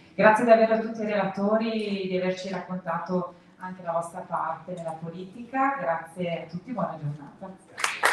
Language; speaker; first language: Italian; native; Italian